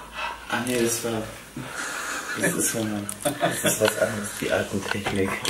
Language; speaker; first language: German; native; German